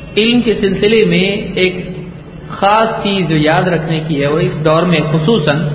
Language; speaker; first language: Urdu; native; Urdu